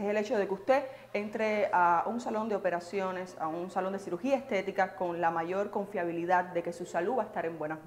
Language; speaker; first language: Spanish; native; Spanish